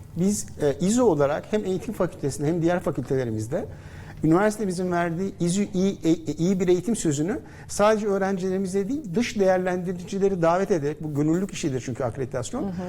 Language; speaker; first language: Turkish; native; Turkish